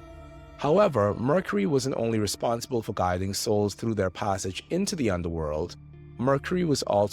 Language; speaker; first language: English; native; English